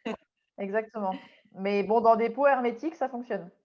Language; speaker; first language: French; native; French